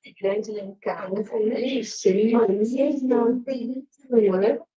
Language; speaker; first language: Portuguese; early bilingual, heritage; Portuguese